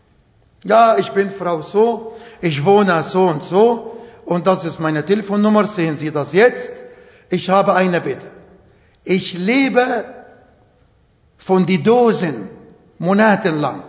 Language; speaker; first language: German; non-native, fluent; Arabic